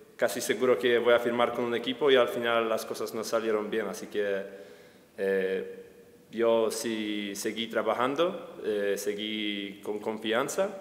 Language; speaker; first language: Spanish; non-native, fluent; Polish